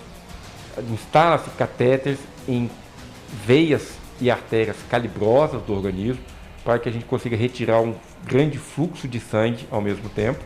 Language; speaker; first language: Portuguese; native; Portuguese